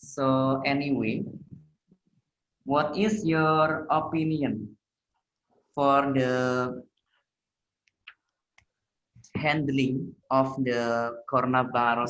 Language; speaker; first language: English; non-native, learner; Indonesian